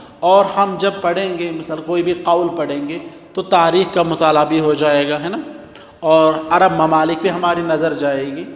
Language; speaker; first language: Urdu; non-native, local second language; Kashmiri